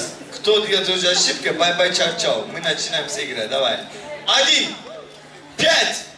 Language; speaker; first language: Russian; non-native, learner; Turkish